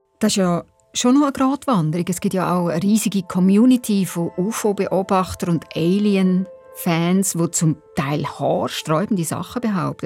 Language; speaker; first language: German; native; German